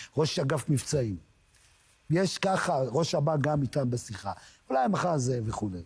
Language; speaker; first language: Hebrew; native; Hebrew